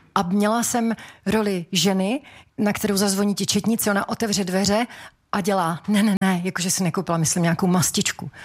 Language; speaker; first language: Czech; native; Czech